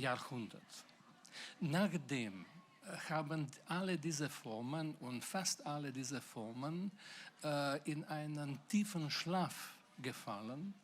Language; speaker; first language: German; non-native, fluent; Slovenian